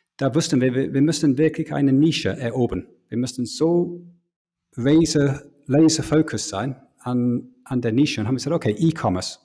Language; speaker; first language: German; non-native, fluent; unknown